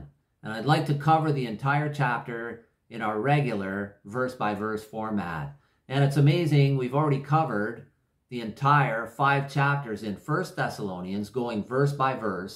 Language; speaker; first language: English; native; English